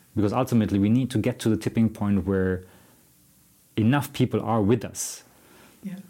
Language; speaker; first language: English; non-native, fluent; German